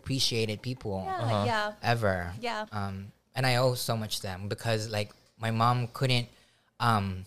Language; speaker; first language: English; early bilingual, other home language; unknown